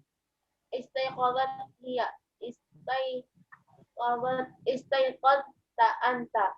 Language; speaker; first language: Arabic; non-native, learner; Indonesian